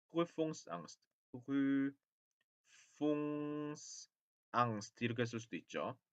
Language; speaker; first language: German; non-native, fluent; Korean